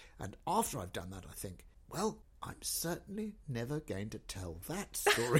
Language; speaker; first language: English; native; English